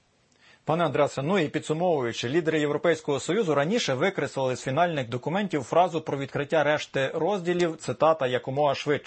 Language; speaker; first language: Ukrainian; native; Ukrainian